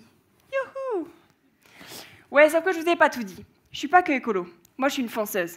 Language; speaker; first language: French; native; French